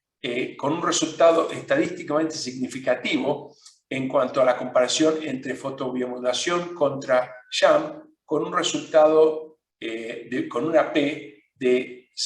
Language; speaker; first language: Spanish; non-native, fluent; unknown